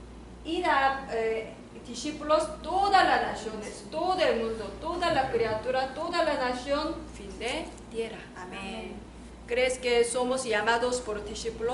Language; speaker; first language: Spanish; non-native, learner; Korean